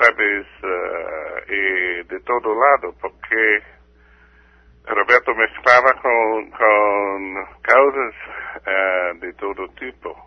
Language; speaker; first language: Spanish; non-native, fluent; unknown